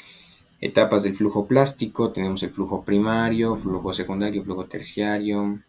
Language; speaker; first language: Spanish; native; Spanish